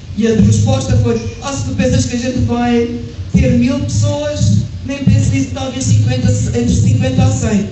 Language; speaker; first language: Portuguese; early bilingual, heritage; English